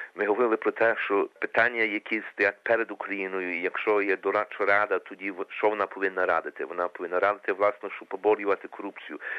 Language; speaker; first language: Ukrainian; early bilingual, heritage; Ukrainian